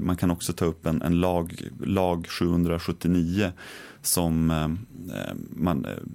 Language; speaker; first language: Swedish; native; Swedish